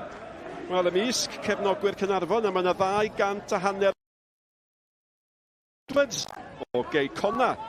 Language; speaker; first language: Welsh; native; Welsh